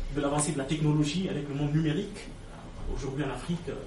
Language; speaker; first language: French; non-native, local second language; Lingala